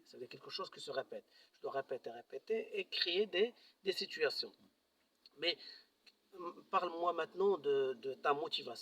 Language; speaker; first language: French; non-native, local second language; Arabic